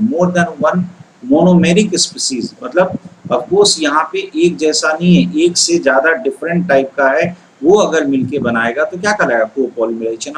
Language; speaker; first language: Hindi; native; Hindi